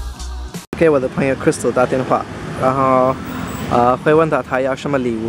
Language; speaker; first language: Chinese; non-native, fluent; Hindi